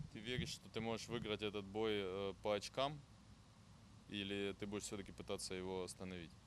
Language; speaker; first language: Russian; non-native, fluent; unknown